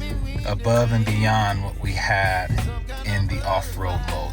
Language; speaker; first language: English; native; English